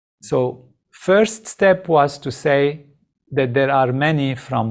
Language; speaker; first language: English; non-native, fluent; Arabic